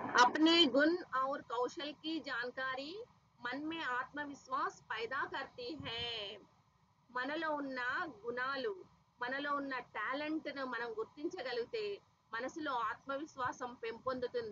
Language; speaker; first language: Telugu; native; Telugu